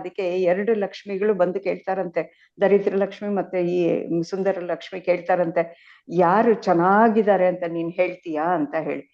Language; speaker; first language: Kannada; non-native, local second language; Tamil